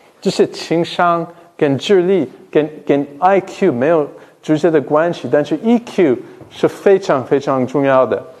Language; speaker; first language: Chinese; non-native, fluent; English